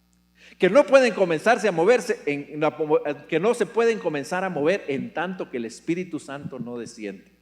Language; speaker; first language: Spanish; native; Spanish